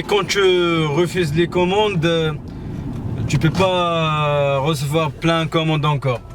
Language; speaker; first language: French; non-native, learner; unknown